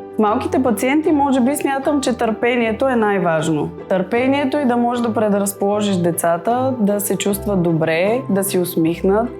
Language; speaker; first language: Bulgarian; native; Bulgarian